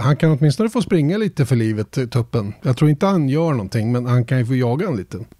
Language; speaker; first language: Swedish; native; Swedish